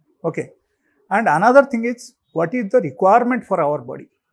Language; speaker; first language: English; non-native, local second language; Telugu